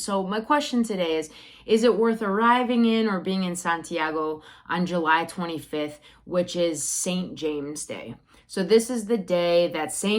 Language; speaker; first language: English; native; English